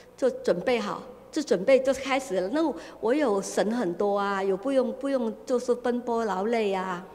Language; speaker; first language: Chinese; non-native, fluent; Cantonese